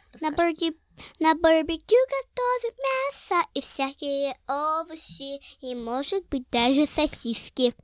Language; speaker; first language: Russian; early bilingual, heritage; Russian